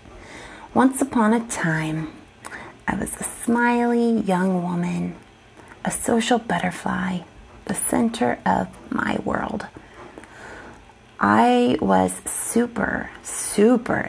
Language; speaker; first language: English; native; English